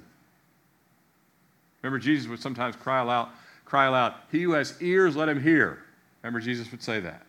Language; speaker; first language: English; native; English